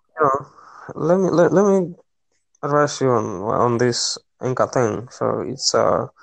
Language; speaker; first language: English; non-native, local second language; Swahili